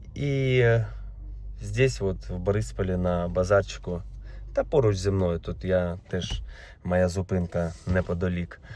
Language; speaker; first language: Ukrainian; native; Ukrainian